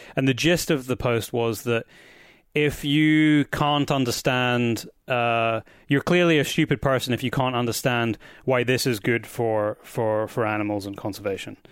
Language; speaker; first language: English; native; English